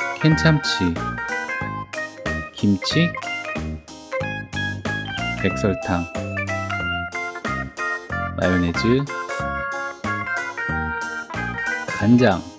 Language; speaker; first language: Korean; native; Korean